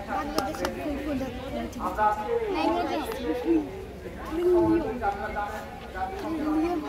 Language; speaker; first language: German; non-native, learner; Bangla